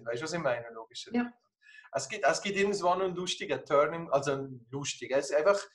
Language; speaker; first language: German; native; German